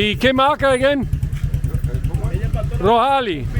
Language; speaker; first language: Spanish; non-native, learner; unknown